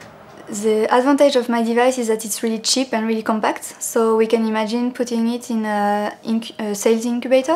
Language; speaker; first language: English; non-native, fluent; French